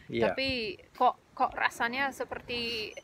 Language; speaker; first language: Indonesian; non-native, fluent; English